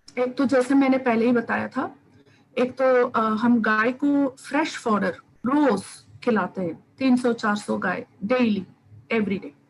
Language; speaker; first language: Hindi; non-native, local second language; Tamil